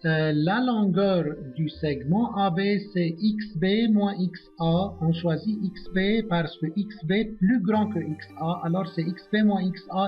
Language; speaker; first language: French; non-native, local second language; Arabic